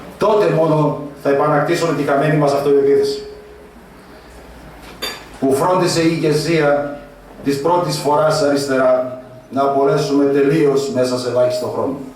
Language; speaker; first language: Greek; native; Greek